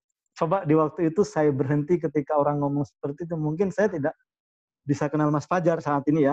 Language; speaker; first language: Indonesian; non-native, local second language; Madurese